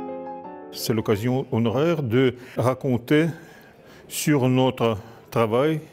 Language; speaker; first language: French; non-native, fluent; Russian